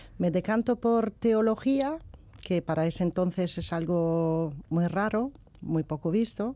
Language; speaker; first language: Spanish; non-native, fluent; Italian